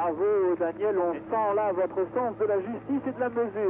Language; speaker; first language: French; native; French